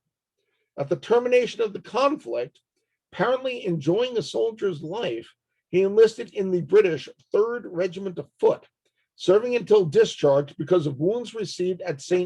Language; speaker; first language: English; native; English